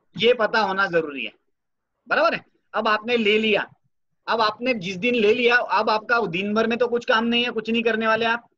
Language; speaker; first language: Hindi; non-native, local second language; Marathi